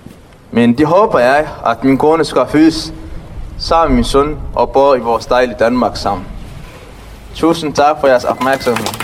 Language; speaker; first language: Danish; non-native, learner; Tigrinya